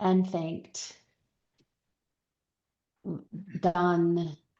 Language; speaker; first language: German; non-native, learner; English